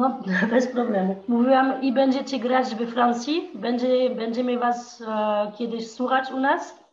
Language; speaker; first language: Polish; non-native, fluent; French